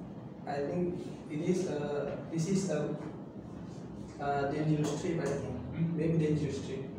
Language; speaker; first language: English; non-native, learner; Indonesian